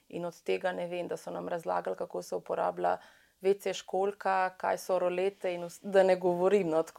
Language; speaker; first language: Slovenian; early bilingual, other home language; Bosnian